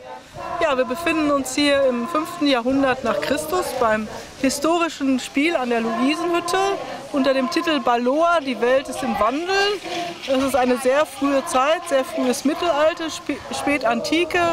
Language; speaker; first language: German; native; German